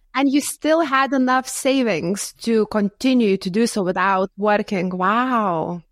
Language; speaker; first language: English; non-native, fluent; Lithuanian